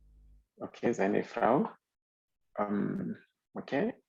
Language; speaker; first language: German; non-native, fluent; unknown